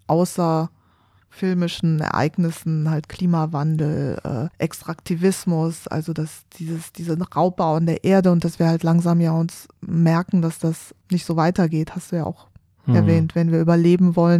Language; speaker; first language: German; native; German